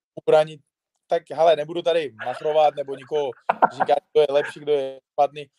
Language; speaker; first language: Czech; non-native, fluent; Uzbek